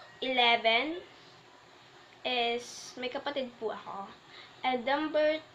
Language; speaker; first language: Filipino; native; Filipino